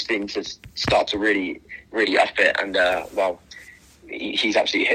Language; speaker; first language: English; native; English